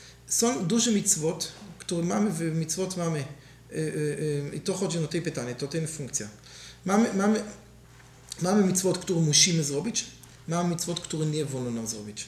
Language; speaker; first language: Polish; non-native, learner; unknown